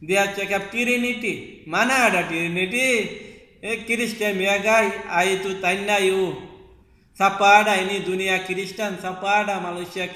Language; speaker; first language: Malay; non-native, local second language; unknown